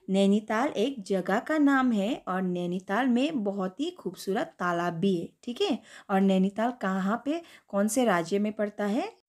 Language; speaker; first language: Hindi; native; Hindi